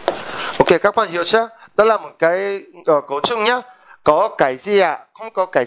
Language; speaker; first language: Vietnamese; non-native, fluent; Korean